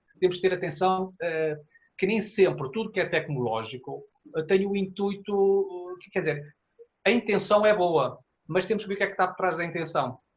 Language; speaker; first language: Portuguese; native; Portuguese